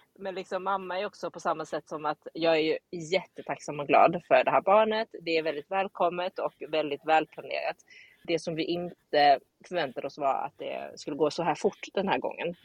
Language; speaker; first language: Swedish; native; Swedish